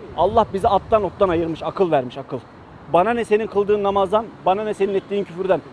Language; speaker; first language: Turkish; early bilingual, heritage; Turkish